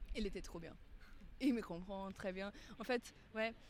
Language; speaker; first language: French; non-native, fluent; Portuguese